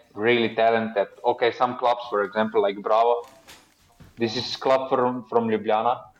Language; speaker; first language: English; non-native, learner; Slovenian